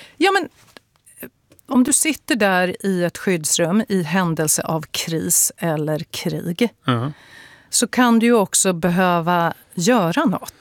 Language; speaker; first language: Swedish; native; Swedish